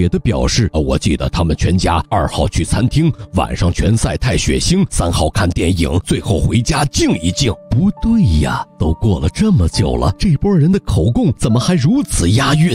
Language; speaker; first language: Chinese; native; Chinese